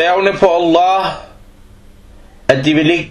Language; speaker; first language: Danish; non-native, fluent; Arabic